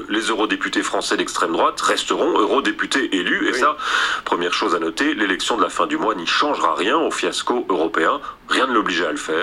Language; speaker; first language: French; native; French